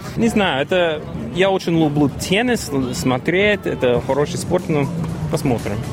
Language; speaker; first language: Russian; early bilingual, heritage; English